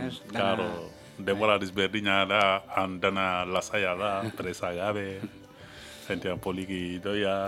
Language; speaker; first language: Basque; non-native, learner; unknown